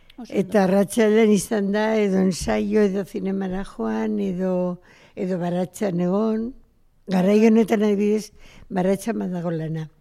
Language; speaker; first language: Basque; non-native, local second language; Spanish